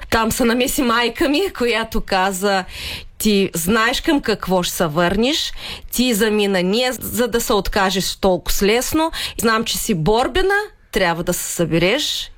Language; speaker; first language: Bulgarian; early bilingual, heritage; Bulgarian